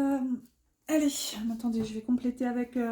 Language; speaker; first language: French; native; French